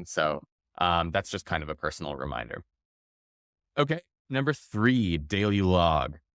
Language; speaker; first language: English; native; English